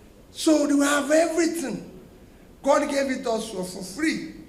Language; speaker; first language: English; non-native, local second language; Igbo